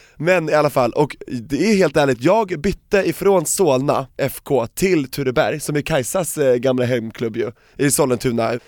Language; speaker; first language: Swedish; native; Swedish